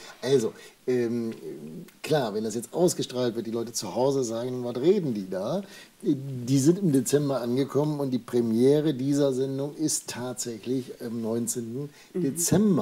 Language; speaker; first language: German; native; German